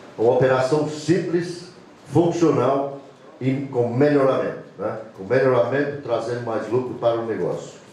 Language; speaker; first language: Portuguese; non-native, fluent; English